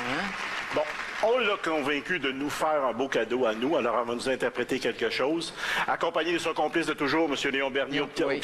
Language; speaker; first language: French; native; French